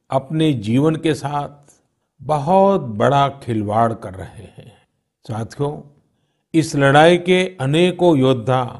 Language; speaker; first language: Hindi; non-native, local second language; Gujarati